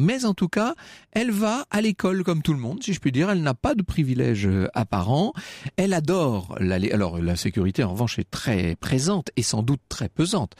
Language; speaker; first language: French; native; French